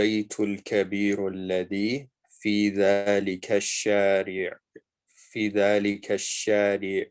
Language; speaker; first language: Arabic; non-native, learner; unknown